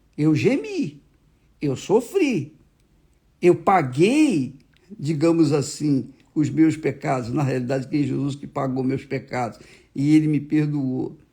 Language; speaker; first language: Portuguese; native; Portuguese